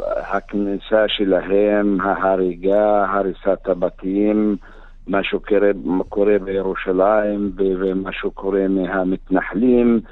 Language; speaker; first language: Hebrew; non-native, fluent; Arabic